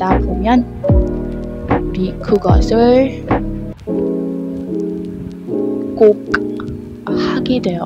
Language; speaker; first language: Korean; non-native, learner; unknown